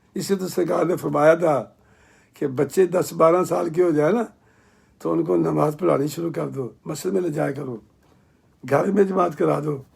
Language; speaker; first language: Urdu; non-native, local second language; Punjabi